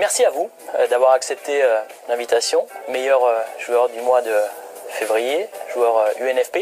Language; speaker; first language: French; native; French